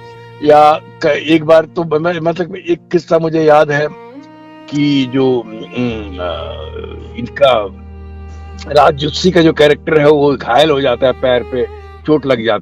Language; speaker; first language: Hindi; native; Hindi